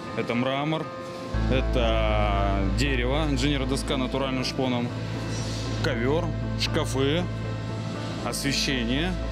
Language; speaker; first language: Russian; native; Russian